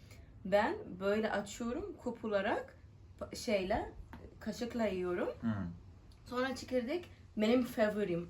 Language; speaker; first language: Turkish; non-native, learner; Arabic